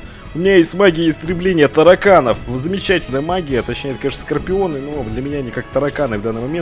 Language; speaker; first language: Russian; native; Russian